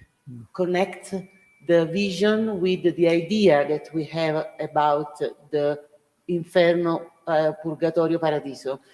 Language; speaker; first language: English; non-native, learner; Italian